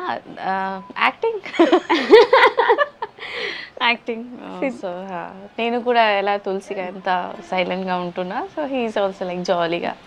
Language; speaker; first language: Telugu; non-native, learner; Bangla